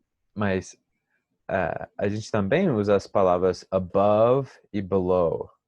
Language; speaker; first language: Portuguese; non-native, fluent; English